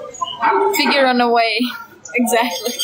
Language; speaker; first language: English; non-native, fluent; Turkish